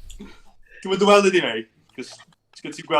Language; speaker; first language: Welsh; native; Welsh